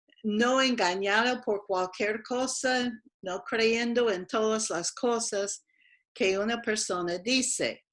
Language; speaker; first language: Spanish; non-native, fluent; English